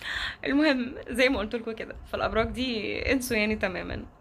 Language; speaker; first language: Arabic; native; Arabic